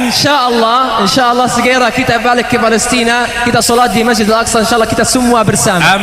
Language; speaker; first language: Indonesian; non-native, learner; Arabic